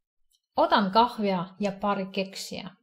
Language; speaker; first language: Finnish; non-native, fluent; Russian